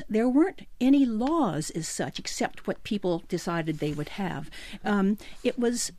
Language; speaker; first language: English; native; English